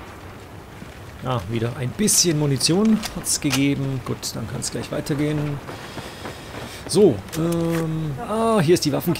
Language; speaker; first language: German; native; German